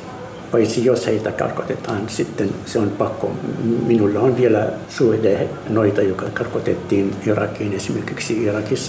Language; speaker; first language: Finnish; non-native, learner; Arabic